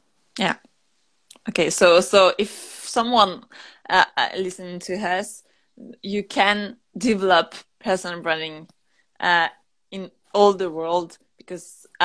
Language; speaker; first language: English; non-native, learner; French